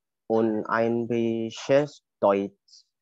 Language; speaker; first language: German; non-native, learner; Indonesian